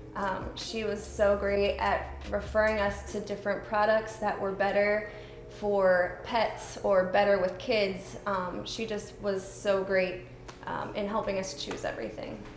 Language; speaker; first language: English; native; English